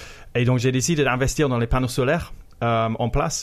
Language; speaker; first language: French; non-native, fluent; English